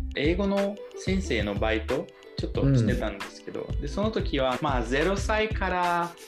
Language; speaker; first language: Japanese; non-native, fluent; Portuguese